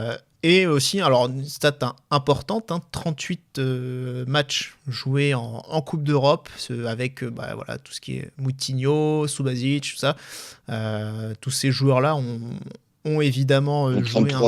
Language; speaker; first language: French; native; French